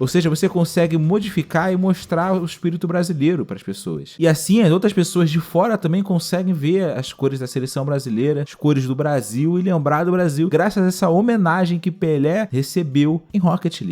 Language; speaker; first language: Portuguese; native; Portuguese